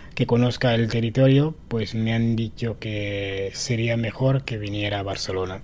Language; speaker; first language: Spanish; non-native, fluent; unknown